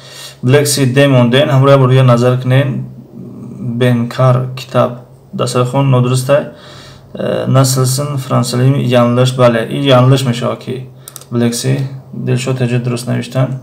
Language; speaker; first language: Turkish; non-native, fluent; Tajik